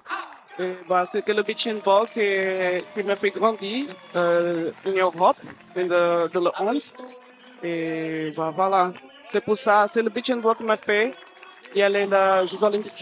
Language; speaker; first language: French; non-native, fluent; Portuguese